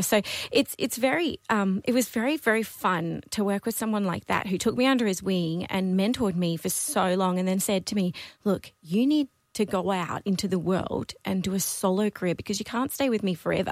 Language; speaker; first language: English; non-native, local second language; Dutch